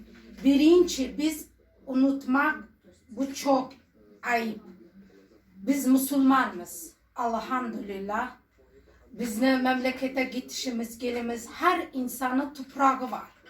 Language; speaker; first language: Turkish; non-native, learner; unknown